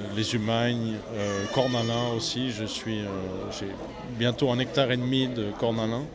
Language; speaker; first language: French; native; French